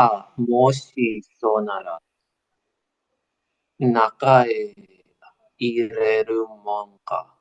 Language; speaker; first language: Japanese; non-native, learner; English